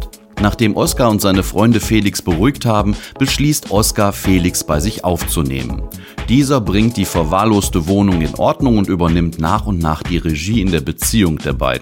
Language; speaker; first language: German; native; German